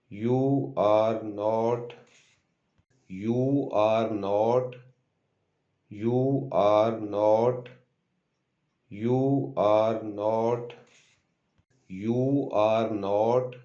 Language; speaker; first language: English; non-native, local second language; Urdu